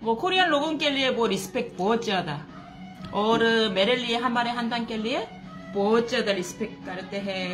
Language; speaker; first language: Hindi; non-native, learner; Korean